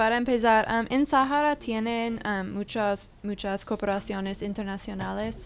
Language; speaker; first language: Spanish; non-native, learner; English